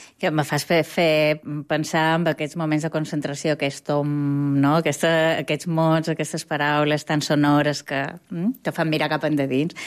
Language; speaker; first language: Catalan; native; Catalan